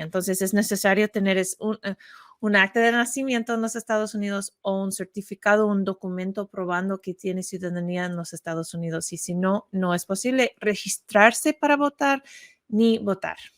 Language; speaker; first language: Spanish; non-native, learner; English